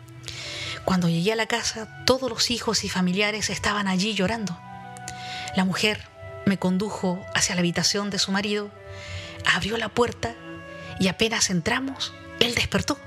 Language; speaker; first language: Spanish; native; Spanish